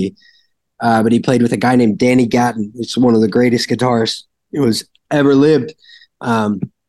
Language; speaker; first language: English; native; English